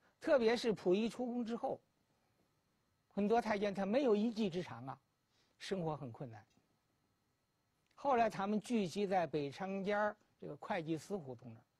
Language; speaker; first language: Chinese; native; Chinese